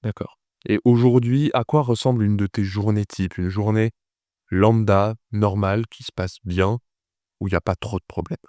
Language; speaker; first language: French; native; French